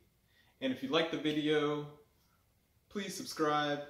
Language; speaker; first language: English; native; English